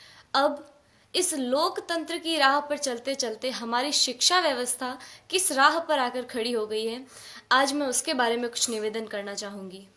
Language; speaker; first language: Hindi; native; Hindi